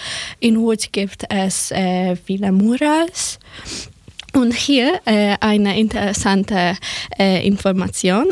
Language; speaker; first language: German; non-native, fluent; Polish